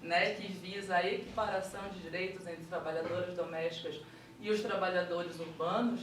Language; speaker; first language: Portuguese; native; Portuguese